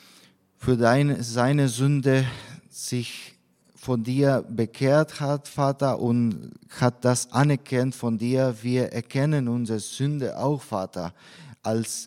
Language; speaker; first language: German; non-native, fluent; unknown